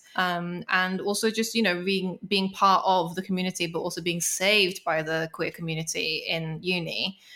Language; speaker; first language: English; native; English